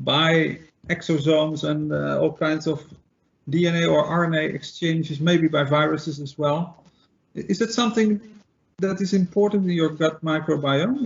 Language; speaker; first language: English; non-native, fluent; Dutch